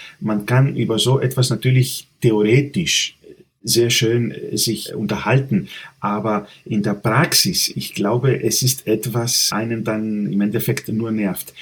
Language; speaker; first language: German; non-native, fluent; Greek